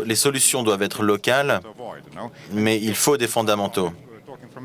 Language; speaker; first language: French; native; French